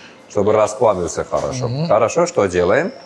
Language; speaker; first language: Russian; non-native, fluent; Armenian